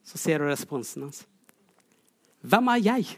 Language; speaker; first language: Norwegian; non-native, fluent; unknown